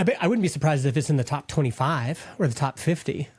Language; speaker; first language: English; native; English